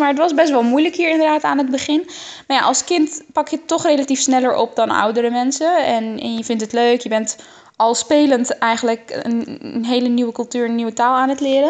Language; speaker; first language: Dutch; early bilingual, other home language; Arabic